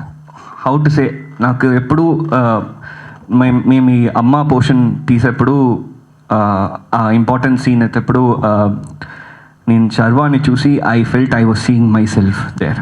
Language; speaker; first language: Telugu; early bilingual, heritage; Telugu